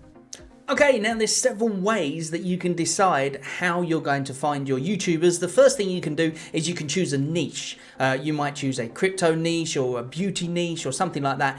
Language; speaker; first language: English; native; English